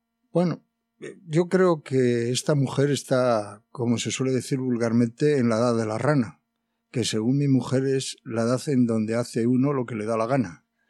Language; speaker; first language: Spanish; native; Spanish